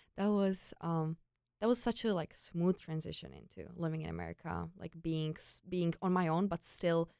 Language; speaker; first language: English; non-native, fluent; Czech